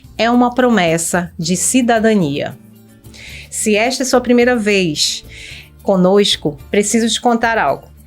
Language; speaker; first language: Portuguese; native; Portuguese